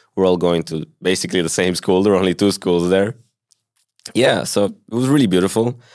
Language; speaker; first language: English; early bilingual, other home language; Hebrew